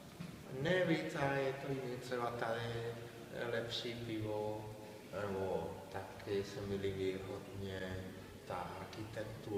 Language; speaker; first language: Czech; non-native, fluent; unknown